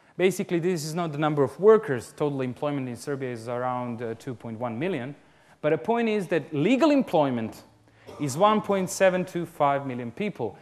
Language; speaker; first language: English; non-native, fluent; Serbian